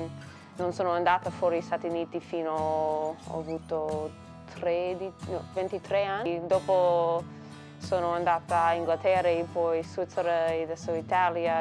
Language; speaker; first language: Italian; non-native, learner; English